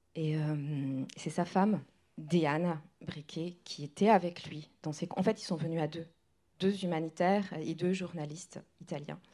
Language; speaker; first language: French; non-native, local second language; Kinyarwanda